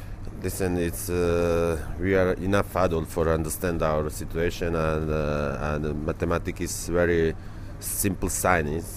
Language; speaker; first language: English; non-native, learner; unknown